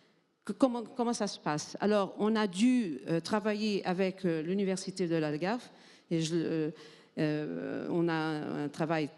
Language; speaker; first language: French; non-native, fluent; Portuguese